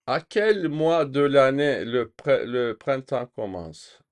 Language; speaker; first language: French; non-native, fluent; Turkish